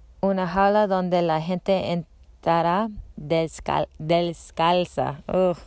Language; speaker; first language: Spanish; non-native, learner; English